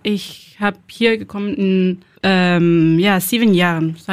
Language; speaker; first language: German; non-native, learner; Spanish